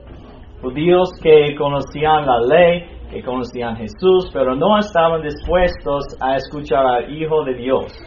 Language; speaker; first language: Spanish; non-native, fluent; English